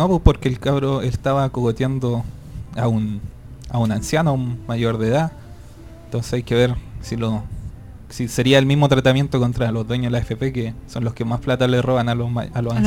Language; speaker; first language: Spanish; native; Spanish